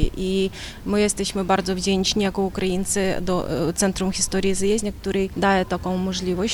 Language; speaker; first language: Polish; non-native, fluent; Ukrainian